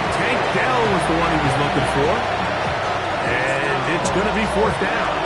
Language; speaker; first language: English; native; English